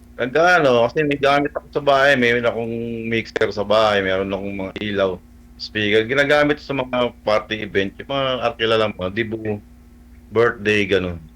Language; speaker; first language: Filipino; native; Filipino